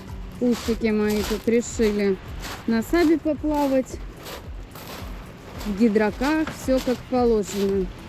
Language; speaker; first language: Russian; native; Russian